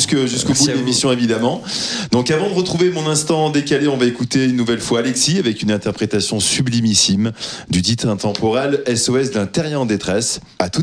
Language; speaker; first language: French; native; French